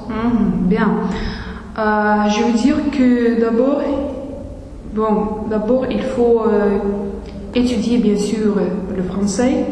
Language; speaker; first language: French; non-native, fluent; Russian